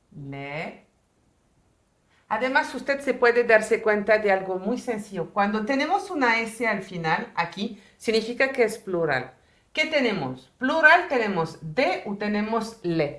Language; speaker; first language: Spanish; non-native, fluent; French